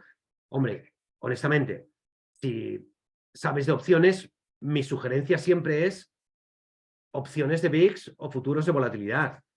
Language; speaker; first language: Spanish; native; Spanish